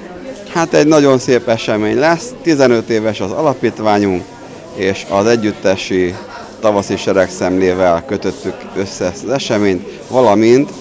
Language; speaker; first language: Hungarian; native; Hungarian